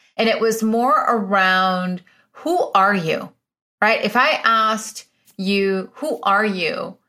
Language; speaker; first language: English; early bilingual, other home language; Spanish